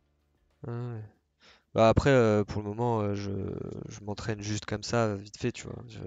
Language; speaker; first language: French; native; French